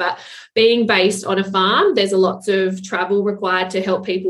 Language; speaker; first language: English; native; English